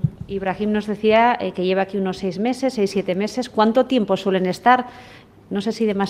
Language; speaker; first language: Spanish; native; Spanish